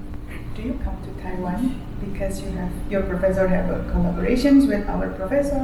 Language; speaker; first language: English; non-native, fluent; Indonesian